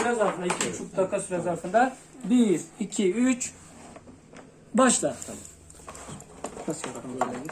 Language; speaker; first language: Turkish; native; Turkish